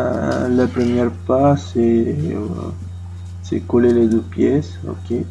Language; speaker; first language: French; non-native, fluent; Spanish